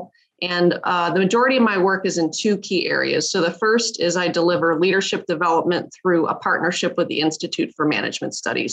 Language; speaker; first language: English; native; English